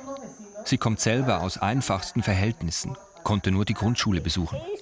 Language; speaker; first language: German; native; German